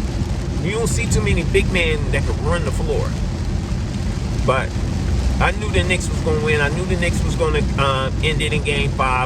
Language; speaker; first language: English; native; English